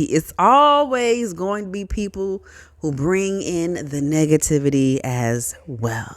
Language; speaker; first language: English; native; English